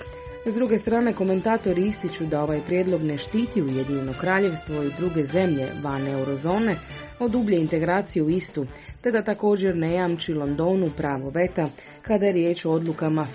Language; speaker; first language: Croatian; native; Croatian